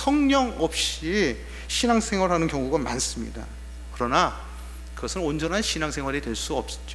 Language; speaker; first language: Korean; native; Korean